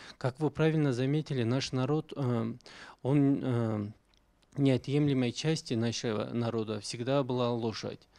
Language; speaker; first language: Russian; non-native, local second language; Karachay-Balkar